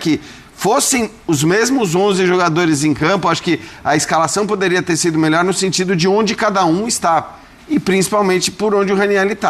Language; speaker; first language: Portuguese; native; Portuguese